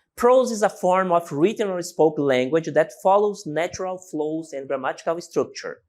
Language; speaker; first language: English; non-native, fluent; Portuguese